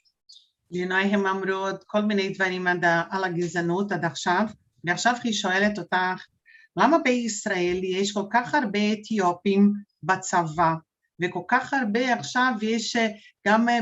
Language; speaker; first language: Hebrew; non-native, fluent; Portuguese